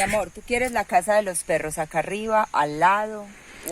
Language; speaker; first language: Spanish; native; Spanish